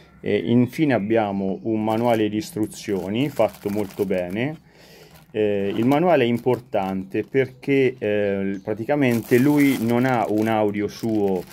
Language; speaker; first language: Italian; native; Italian